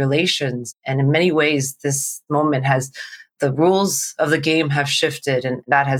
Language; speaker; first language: English; non-native, local second language; Cantonese